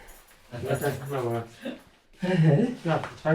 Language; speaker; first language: Dutch; native; Dutch